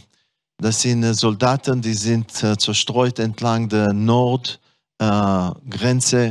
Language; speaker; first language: German; non-native, fluent; Hebrew